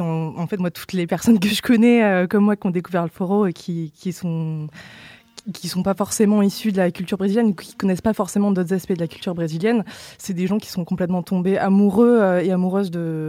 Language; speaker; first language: French; native; French